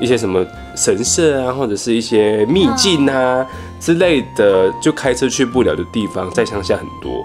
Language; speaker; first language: Chinese; native; Chinese